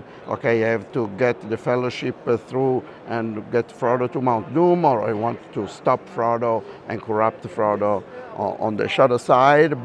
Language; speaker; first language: English; non-native, fluent; Italian